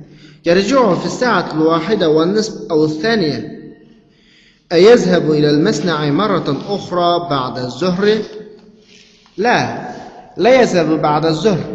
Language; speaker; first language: Arabic; non-native, fluent; Uyghur